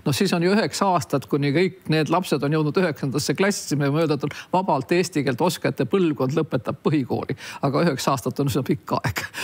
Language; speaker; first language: Estonian; native; Estonian